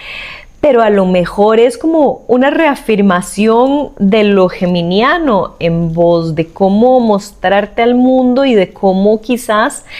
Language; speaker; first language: Spanish; native; Spanish